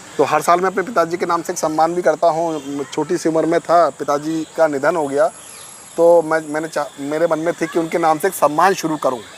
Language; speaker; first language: Hindi; native; Hindi